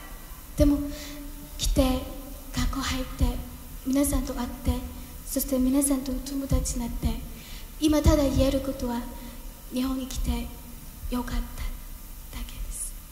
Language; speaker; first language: Japanese; non-native, learner; Cantonese